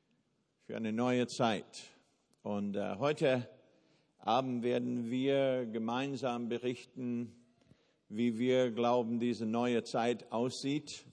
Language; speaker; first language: German; non-native, fluent; English